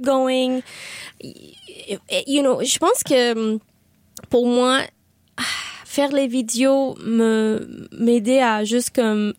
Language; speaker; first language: French; non-native, learner; English